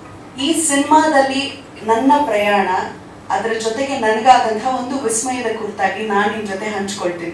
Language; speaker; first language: Kannada; native; Kannada